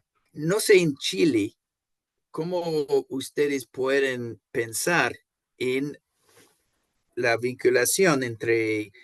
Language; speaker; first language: Spanish; non-native, fluent; Portuguese